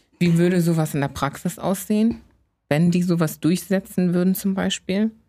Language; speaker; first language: German; native; German